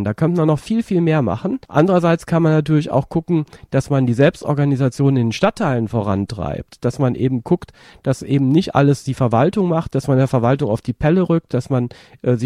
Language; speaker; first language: German; native; German